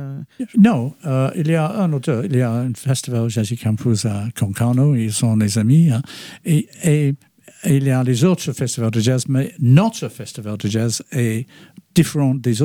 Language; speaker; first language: French; non-native, fluent; English